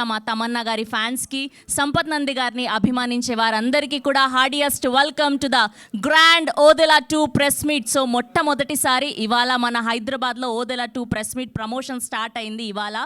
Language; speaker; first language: Telugu; native; Telugu